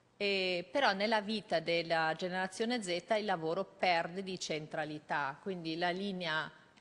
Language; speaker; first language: Italian; non-native, fluent; German